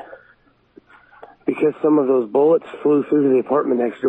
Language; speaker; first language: English; native; English